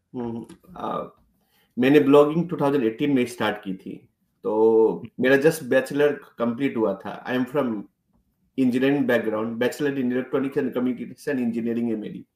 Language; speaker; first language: Hindi; native; Hindi